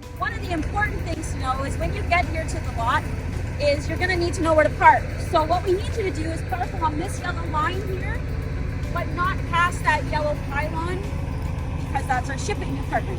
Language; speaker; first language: English; native; English